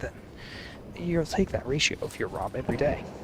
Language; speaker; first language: English; native; English